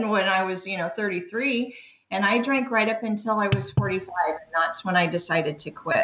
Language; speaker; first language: English; native; English